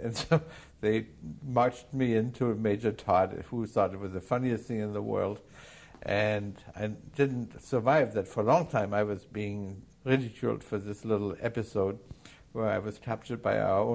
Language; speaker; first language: English; non-native, fluent; German